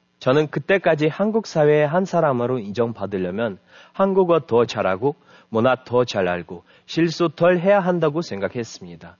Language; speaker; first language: Korean; non-native, fluent; Russian